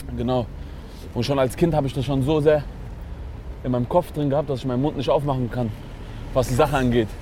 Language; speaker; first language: German; early bilingual, other home language; Kurdish